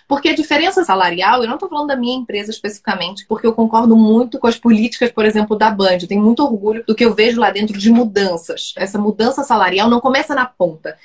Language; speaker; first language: Portuguese; native; Portuguese